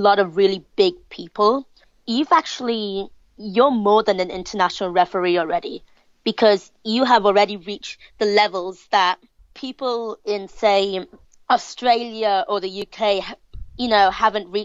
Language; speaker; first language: English; native; English